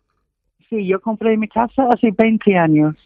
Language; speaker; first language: Spanish; non-native, fluent; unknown